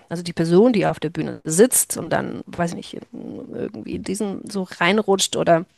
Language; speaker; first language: German; native; German